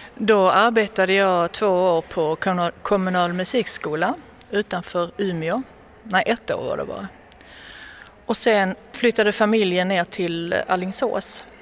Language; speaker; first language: Swedish; native; Swedish